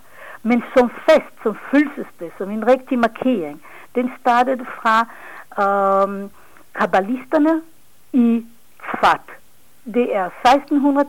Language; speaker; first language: Danish; non-native, fluent; Hebrew